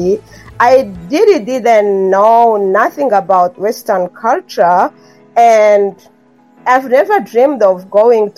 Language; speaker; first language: English; non-native, local second language; Kinyarwanda